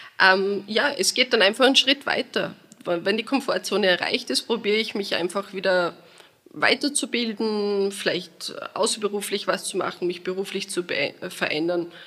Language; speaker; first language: German; native; German